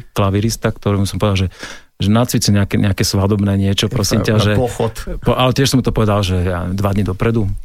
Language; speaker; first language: Slovak; native; Slovak